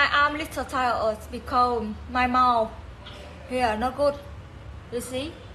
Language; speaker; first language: English; non-native, learner; Vietnamese